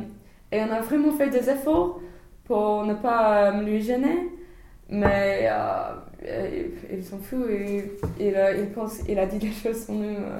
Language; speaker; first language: French; non-native, learner; English